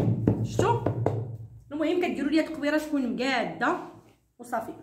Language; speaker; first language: Arabic; native; Arabic